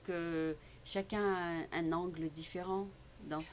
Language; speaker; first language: French; native; French